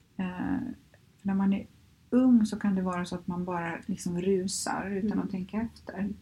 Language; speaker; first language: Swedish; native; Swedish